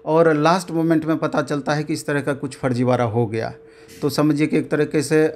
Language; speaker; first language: Hindi; native; Hindi